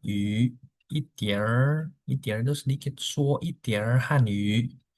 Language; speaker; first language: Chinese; non-native, fluent; Indonesian